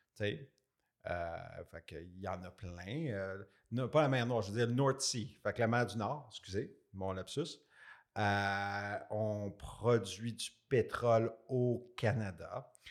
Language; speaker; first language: French; native; French